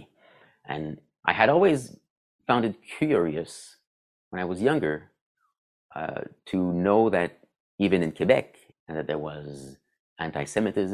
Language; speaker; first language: English; non-native, fluent; French